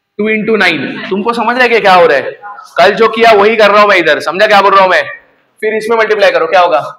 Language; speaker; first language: Hindi; native; Hindi